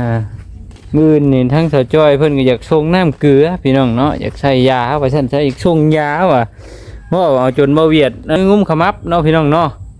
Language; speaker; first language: Thai; native; Thai